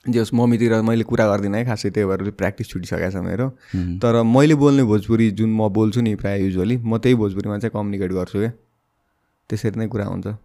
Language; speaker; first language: Nepali; non-native, local second language; Bhojpuri